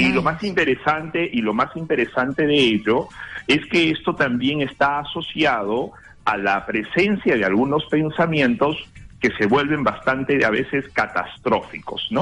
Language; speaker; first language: Spanish; native; Spanish